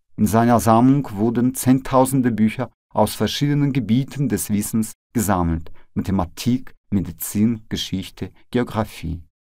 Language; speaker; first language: German; non-native, fluent; Russian